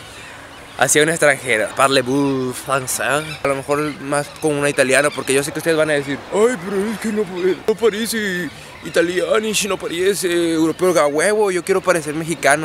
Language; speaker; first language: Spanish; native; Spanish